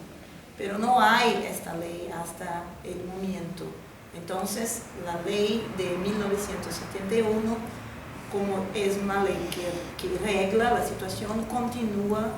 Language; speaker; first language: Spanish; non-native, fluent; Portuguese